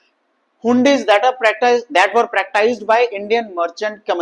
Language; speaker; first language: English; non-native, local second language; Hindi